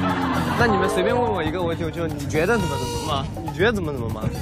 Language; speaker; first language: Chinese; native; Chinese